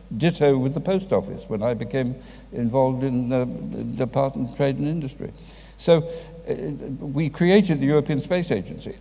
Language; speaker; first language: English; native; English